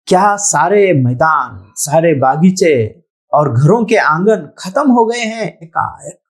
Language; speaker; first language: Hindi; non-native, local second language; Telugu